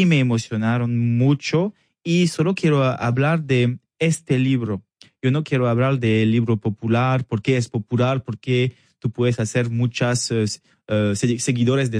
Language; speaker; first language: Spanish; non-native, learner; French